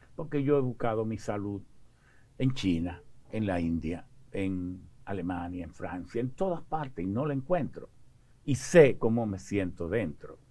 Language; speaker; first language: Spanish; early bilingual, other home language; French